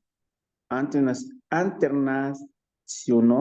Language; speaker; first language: French; non-native, learner; Spanish